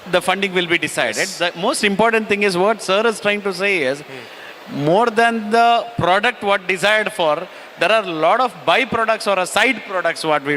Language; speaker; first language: English; non-native, local second language; Kannada